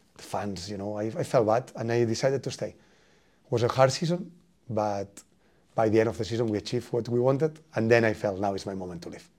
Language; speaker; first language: English; non-native, fluent; Spanish